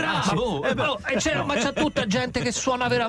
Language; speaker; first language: Italian; native; Italian